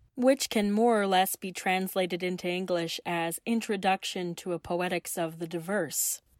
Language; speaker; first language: English; native; English